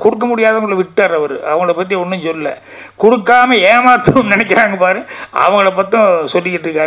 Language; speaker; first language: Tamil; native; Tamil